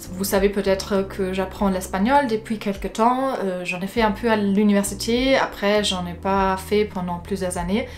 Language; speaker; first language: French; non-native, fluent; German